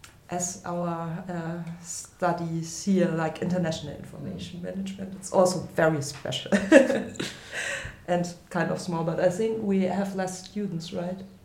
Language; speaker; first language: English; non-native, fluent; German